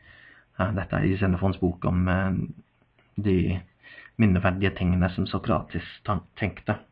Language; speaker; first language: Norwegian; non-native, fluent; English